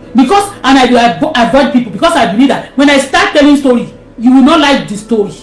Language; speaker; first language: English; non-native, local second language; Yoruba